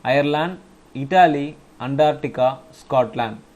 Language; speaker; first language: English; non-native, local second language; Tamil